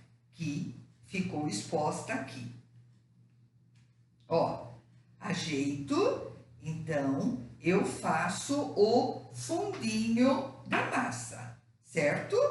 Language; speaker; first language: Portuguese; native; Portuguese